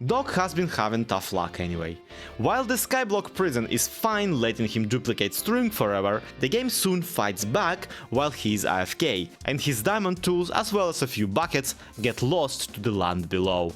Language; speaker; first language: English; native; English